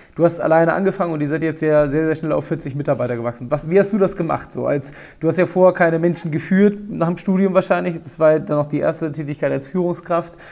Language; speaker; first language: German; native; German